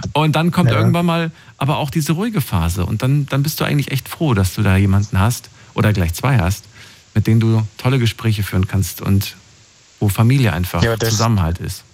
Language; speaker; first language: German; native; German